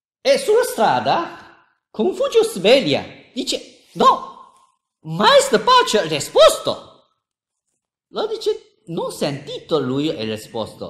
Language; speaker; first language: Italian; non-native, learner; Chinese